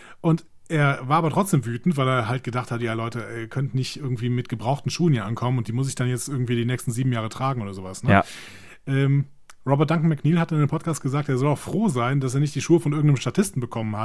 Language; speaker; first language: German; native; German